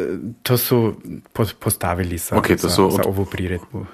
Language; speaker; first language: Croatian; early bilingual, heritage; Croatian